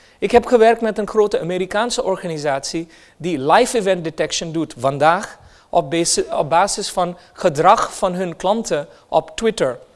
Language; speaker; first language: Dutch; non-native, fluent; Hindi